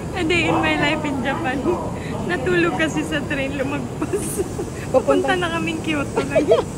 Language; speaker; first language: Filipino; native; Filipino